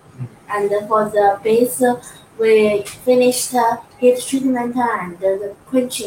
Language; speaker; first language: English; non-native, learner; Chinese